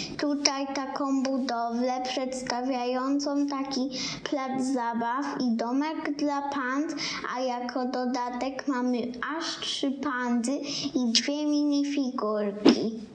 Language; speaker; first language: Polish; native; Polish